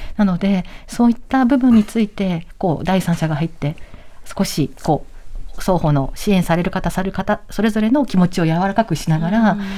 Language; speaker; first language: Japanese; native; Japanese